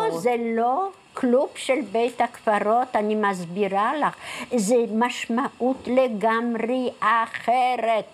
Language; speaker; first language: Hebrew; non-native, fluent; Polish